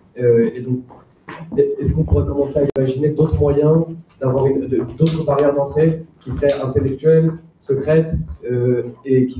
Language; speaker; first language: French; native; French